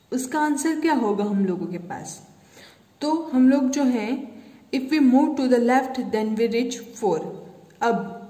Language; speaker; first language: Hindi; non-native, local second language; Gujarati